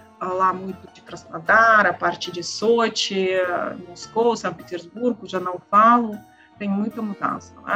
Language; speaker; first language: Portuguese; non-native, learner; Russian